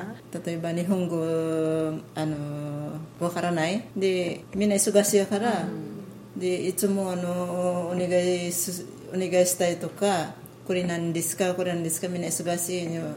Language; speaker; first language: Japanese; non-native, learner; Filipino